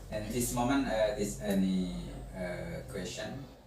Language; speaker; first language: English; non-native, learner; Indonesian